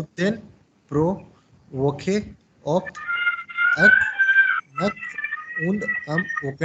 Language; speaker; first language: German; non-native, learner; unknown